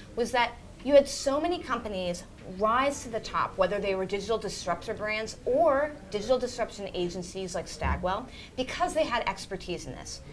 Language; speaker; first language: English; native; English